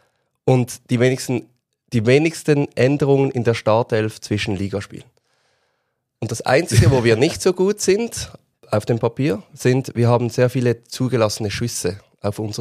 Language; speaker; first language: German; native; German